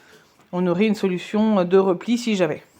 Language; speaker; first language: French; native; French